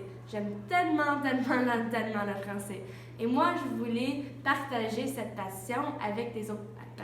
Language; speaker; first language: French; non-native, local second language; English